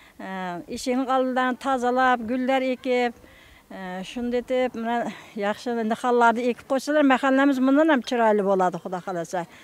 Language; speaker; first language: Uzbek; native; Uzbek